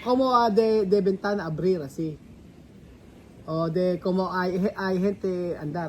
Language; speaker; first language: Spanish; non-native, learner; Filipino